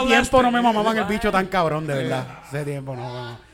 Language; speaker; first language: Spanish; native; Spanish